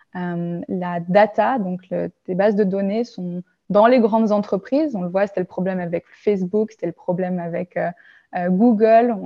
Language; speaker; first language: French; native; French